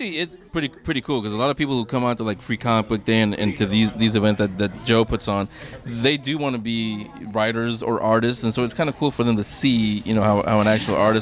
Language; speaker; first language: English; native; English